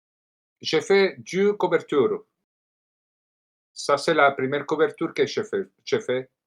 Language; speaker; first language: French; non-native, learner; Italian